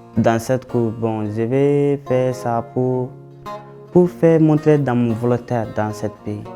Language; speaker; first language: French; non-native, learner; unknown